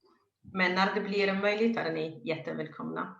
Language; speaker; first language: Swedish; non-native, fluent; Italian